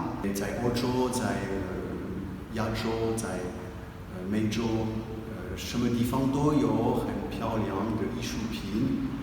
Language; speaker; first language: Chinese; non-native, fluent; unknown